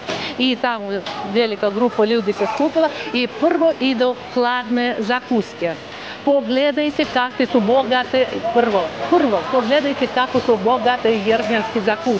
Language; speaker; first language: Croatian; non-native, fluent; Russian